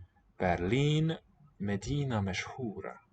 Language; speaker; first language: Arabic; non-native, learner; English